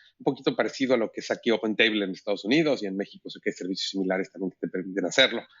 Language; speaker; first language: Spanish; native; Spanish